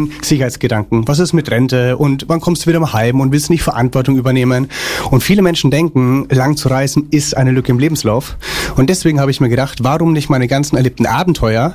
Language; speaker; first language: German; native; German